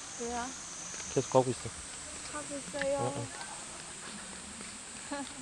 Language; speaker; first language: Korean; non-native, learner; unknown